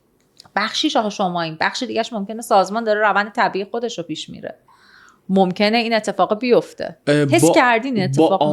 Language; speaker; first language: Persian; native; Persian